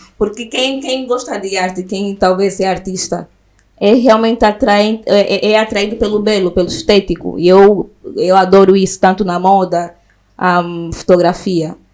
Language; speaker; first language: Portuguese; native; Portuguese